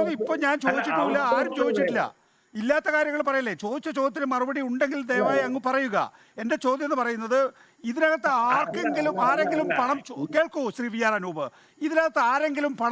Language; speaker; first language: Malayalam; native; Malayalam